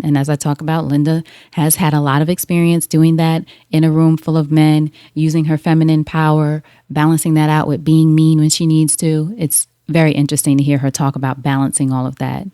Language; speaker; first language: English; native; English